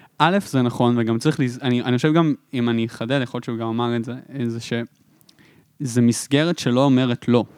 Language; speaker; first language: Hebrew; native; Hebrew